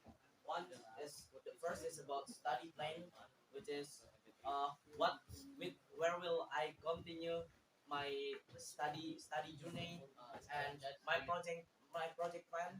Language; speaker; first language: English; non-native, learner; Indonesian